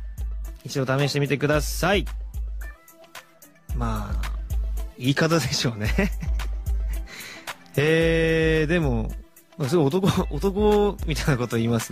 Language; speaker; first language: Japanese; native; Japanese